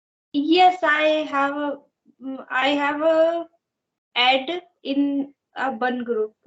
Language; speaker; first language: English; non-native, learner; Hindi